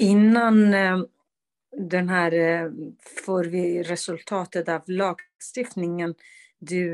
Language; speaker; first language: Swedish; non-native, fluent; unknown